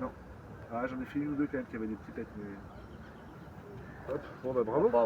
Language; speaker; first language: French; native; French